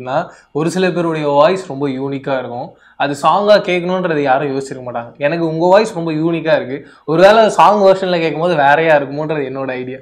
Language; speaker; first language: Tamil; native; Tamil